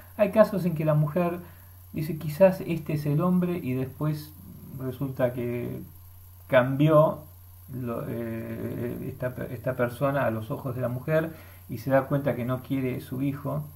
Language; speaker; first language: Spanish; early bilingual, heritage; Spanish